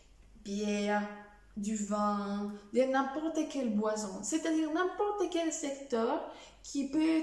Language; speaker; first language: French; non-native, fluent; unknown